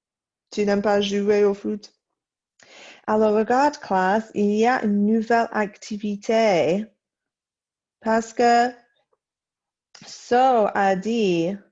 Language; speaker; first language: French; non-native, fluent; English